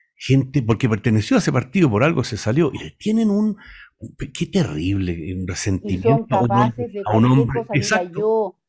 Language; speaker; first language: Spanish; native; Spanish